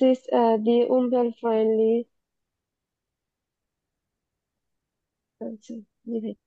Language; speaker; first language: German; non-native, learner; Bangla